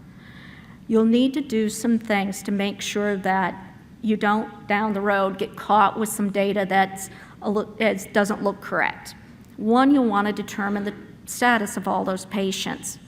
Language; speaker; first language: English; native; English